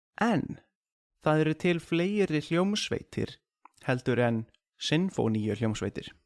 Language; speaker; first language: Icelandic; native; Icelandic